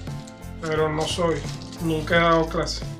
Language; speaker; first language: Spanish; native; Spanish